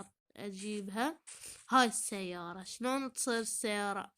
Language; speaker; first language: Arabic; native; Arabic